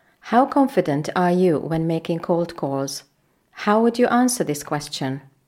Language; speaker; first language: English; non-native, fluent; Hungarian